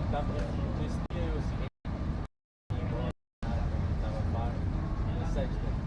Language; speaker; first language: Portuguese; native; Portuguese